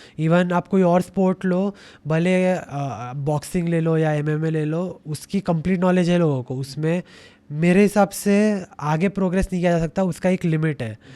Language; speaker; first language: Hindi; native; Hindi